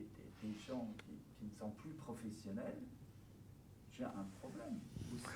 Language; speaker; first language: French; non-native, fluent; German